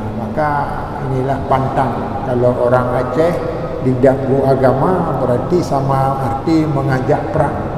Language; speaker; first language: Malay; non-native, local second language; Achinese